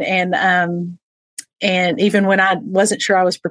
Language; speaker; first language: English; native; English